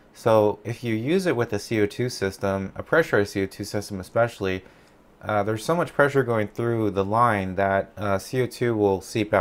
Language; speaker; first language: English; native; English